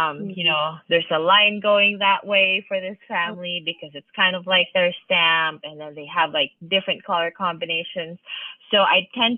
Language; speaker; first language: English; non-native, local second language; Filipino